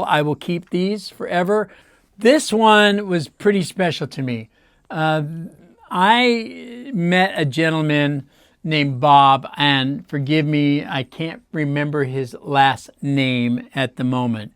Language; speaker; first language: English; native; English